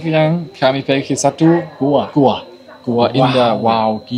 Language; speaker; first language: Indonesian; non-native, learner; German